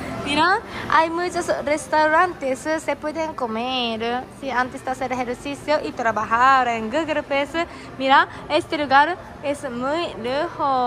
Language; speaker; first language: Spanish; non-native, learner; Japanese